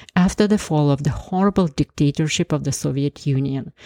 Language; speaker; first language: English; non-native, fluent; Ukrainian